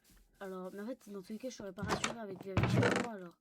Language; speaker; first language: French; native; French